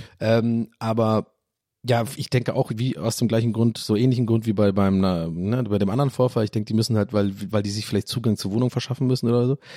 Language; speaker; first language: German; non-native, fluent; English